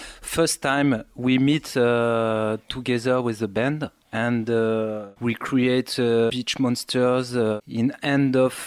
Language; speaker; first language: English; non-native, learner; French